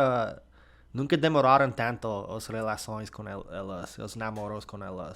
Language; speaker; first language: Portuguese; non-native, fluent; English